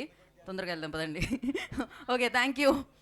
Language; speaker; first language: Telugu; native; Telugu